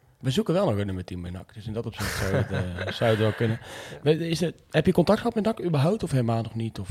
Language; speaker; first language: Dutch; native; Dutch